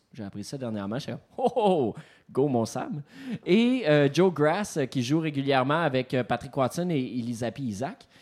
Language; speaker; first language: French; native; French